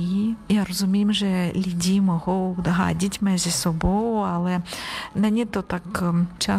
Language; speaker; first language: Czech; non-native, learner; Ukrainian